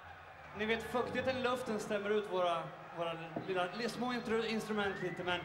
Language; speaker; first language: Swedish; native; Swedish